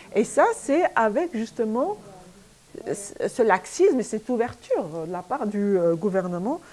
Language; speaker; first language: French; native; French